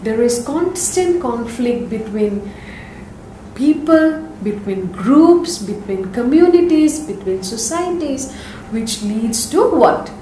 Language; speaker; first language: English; non-native, local second language; Assamese